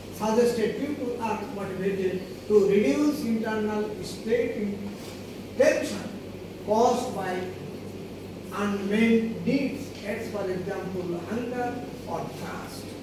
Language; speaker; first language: English; non-native, local second language; Bangla